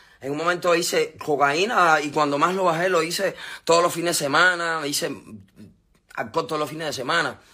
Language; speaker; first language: Spanish; native; Spanish